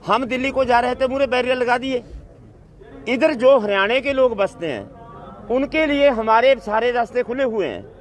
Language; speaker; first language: Hindi; non-native, local second language; Punjabi